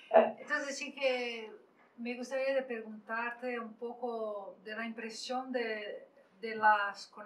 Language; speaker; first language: Spanish; non-native, fluent; Portuguese